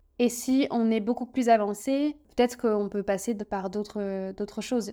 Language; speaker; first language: French; native; French